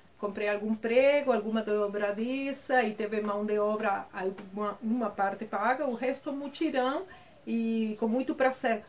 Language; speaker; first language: Portuguese; non-native, fluent; Spanish